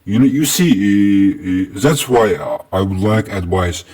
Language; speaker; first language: English; non-native, learner; Azerbaijani